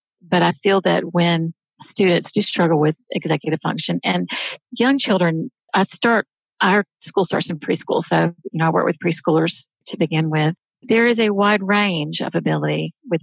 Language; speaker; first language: English; native; English